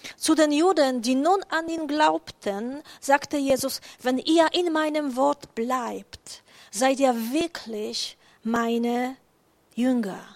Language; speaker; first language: German; non-native, fluent; Polish